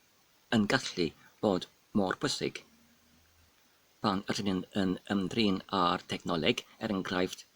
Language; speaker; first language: Welsh; non-native, fluent; English